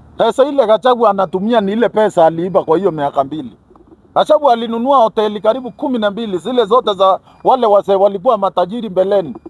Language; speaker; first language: Swahili; non-native, local second language; Kikuyu